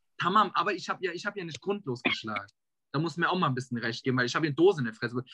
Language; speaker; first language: German; early bilingual, other home language; Turkish